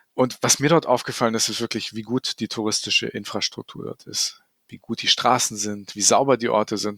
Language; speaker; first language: German; native; German